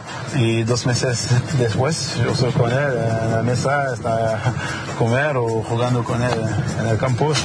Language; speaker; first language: Spanish; non-native, learner; French